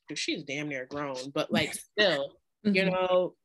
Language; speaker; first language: English; native; English